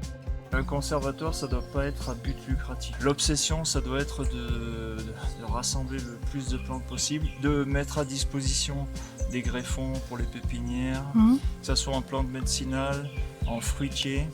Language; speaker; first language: French; native; French